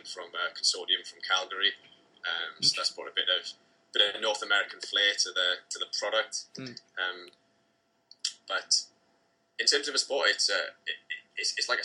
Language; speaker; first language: English; native; English